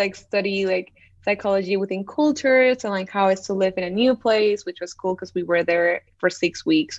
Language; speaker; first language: English; non-native, fluent; Spanish